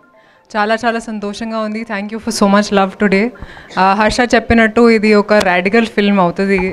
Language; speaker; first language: Telugu; non-native, local second language; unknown